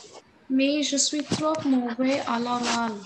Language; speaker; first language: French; non-native, learner; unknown